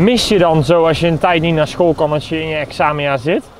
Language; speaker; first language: Dutch; native; Dutch